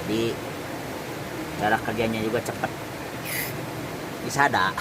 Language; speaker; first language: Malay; non-native, local second language; Sundanese